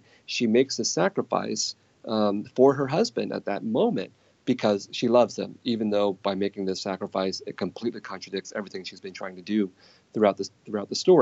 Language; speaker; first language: English; native; English